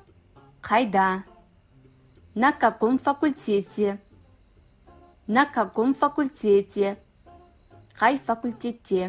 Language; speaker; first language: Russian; non-native, fluent; Kazakh